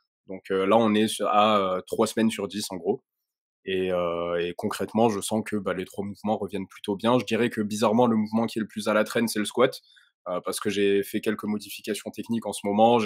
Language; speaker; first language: French; native; French